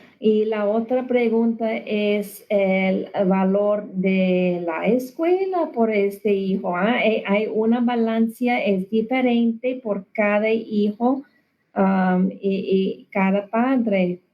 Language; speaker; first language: Spanish; non-native, learner; English